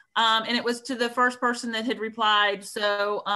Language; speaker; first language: English; native; English